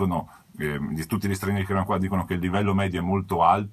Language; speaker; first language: Italian; native; Italian